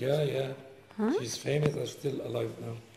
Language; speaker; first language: English; non-native, learner; Arabic